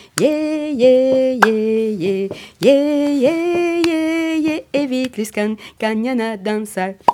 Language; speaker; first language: French; early bilingual, other home language; Spanish